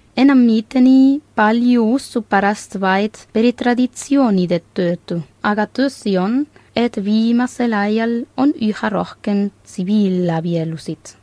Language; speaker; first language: Estonian; non-native, fluent; Spanish